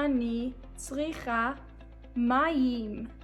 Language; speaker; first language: Hebrew; non-native, fluent; English